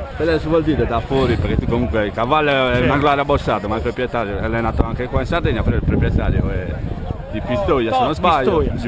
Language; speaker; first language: Italian; native; Italian